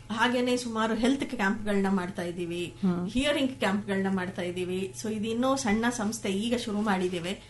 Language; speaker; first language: Kannada; native; Kannada